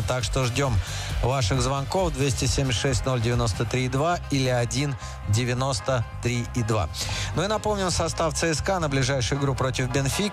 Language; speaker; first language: Russian; native; Russian